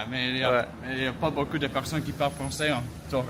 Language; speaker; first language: French; non-native, learner; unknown